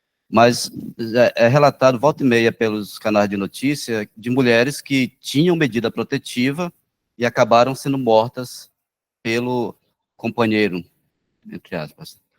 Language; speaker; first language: Portuguese; native; Portuguese